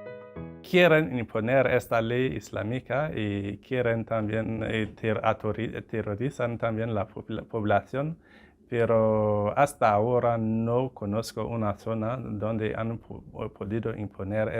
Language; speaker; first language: Spanish; non-native, fluent; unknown